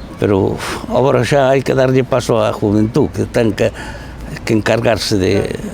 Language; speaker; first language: Galician; native; Galician